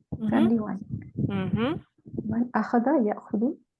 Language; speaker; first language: English; non-native, local second language; Malay